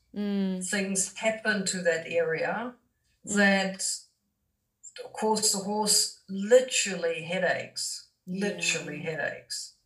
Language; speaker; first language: English; non-native, fluent; German